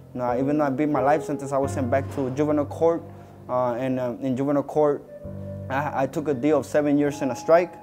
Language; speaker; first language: English; native; English